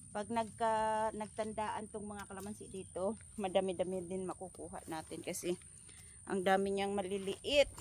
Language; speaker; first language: Filipino; non-native, local second language; Masbatenyo